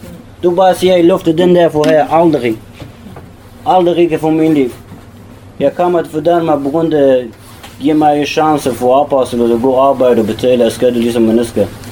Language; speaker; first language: Danish; non-native, learner; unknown